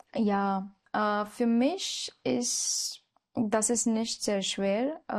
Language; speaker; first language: German; non-native, learner; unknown